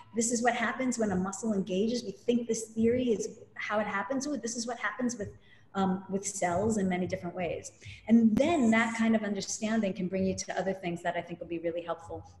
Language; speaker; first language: English; native; English